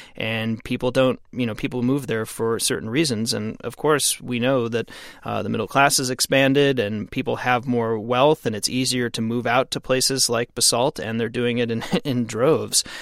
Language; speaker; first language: English; native; English